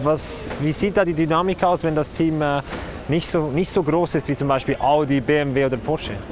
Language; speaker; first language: German; native; German